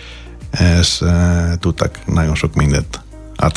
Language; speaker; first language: Hungarian; non-native, fluent; Greek